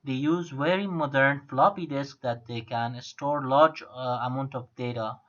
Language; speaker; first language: English; non-native, fluent; Persian